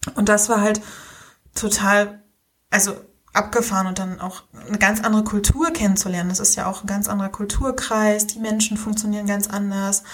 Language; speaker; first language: German; native; German